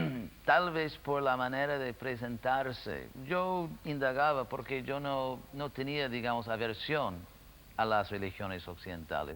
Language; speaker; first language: Spanish; non-native, fluent; English